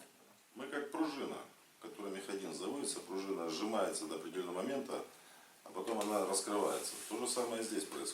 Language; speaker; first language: Russian; native; Russian